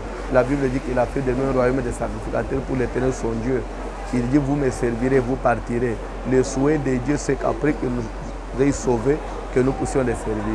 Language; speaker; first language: French; non-native, local second language; Lingala